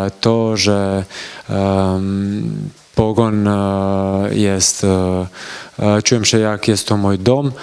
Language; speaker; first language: Polish; non-native, learner; Croatian